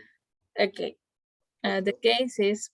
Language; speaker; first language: English; non-native, learner; Spanish